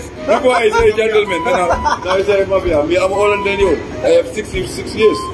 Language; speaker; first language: English; non-native, learner; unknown